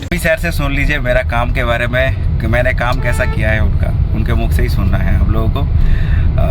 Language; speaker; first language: Hindi; non-native, local second language; Odia